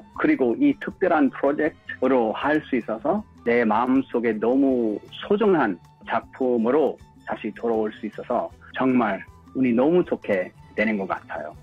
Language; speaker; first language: Korean; early bilingual, heritage; English